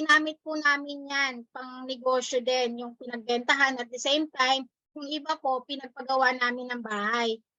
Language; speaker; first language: Filipino; native; Filipino